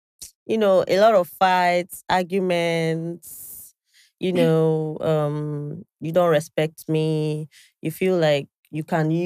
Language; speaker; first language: English; non-native, local second language; Igbo